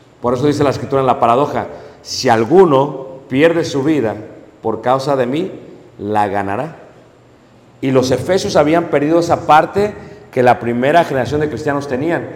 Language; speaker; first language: Spanish; native; Spanish